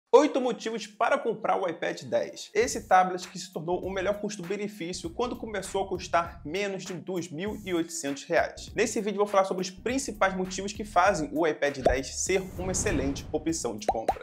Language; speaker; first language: Portuguese; native; Portuguese